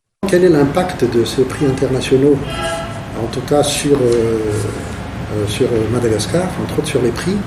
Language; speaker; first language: French; non-native, local second language; Malagasy